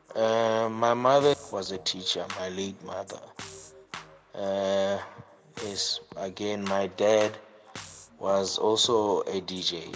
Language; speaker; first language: English; non-native, local second language; Southern Sotho